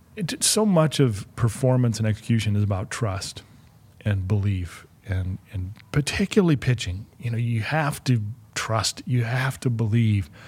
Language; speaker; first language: English; native; English